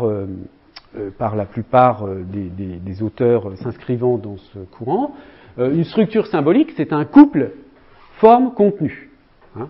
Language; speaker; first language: French; native; French